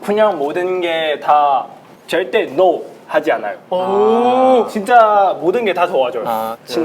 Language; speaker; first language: Korean; non-native, local second language; Chinese